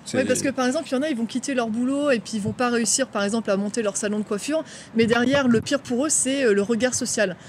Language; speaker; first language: French; native; French